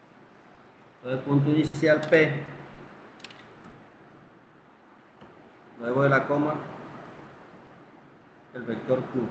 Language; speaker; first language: Spanish; native; Spanish